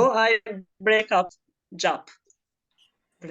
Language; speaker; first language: English; non-native, learner; Turkish